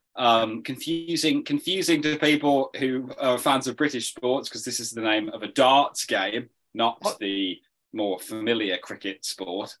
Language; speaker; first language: English; native; English